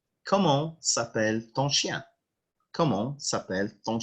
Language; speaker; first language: French; non-native, local second language; Arabic